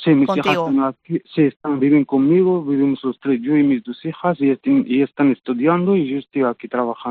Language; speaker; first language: Spanish; non-native, fluent; Arabic